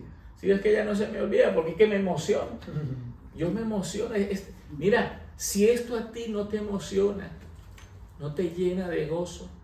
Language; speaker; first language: Spanish; native; Spanish